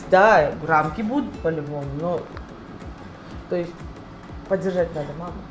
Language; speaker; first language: Russian; non-native, local second language; Uzbek